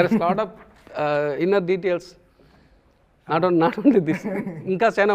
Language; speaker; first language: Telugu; non-native, learner; Tamil